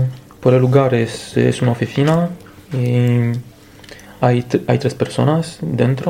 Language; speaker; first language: Spanish; non-native, fluent; Romanian